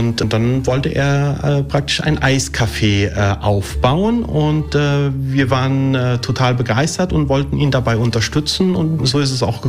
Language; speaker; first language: German; early bilingual, other home language; Italian